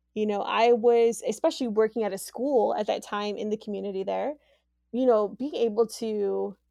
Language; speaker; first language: English; native; English